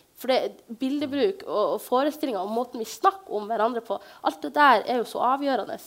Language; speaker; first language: Norwegian; early bilingual, other home language; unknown